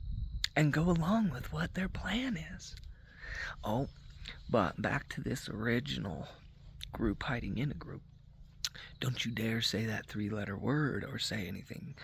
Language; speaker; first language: English; native; English